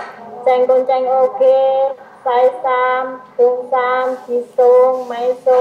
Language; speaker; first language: Cantonese; non-native, learner; Indonesian